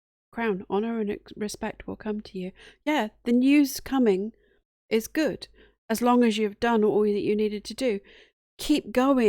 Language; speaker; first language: English; native; English